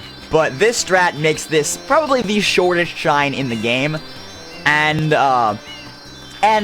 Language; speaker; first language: English; native; English